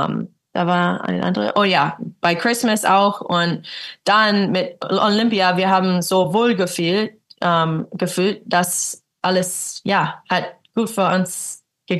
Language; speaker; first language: German; early bilingual, heritage; English